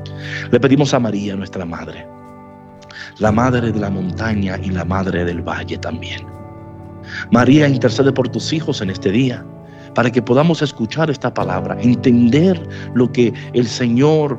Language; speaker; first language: Spanish; native; Spanish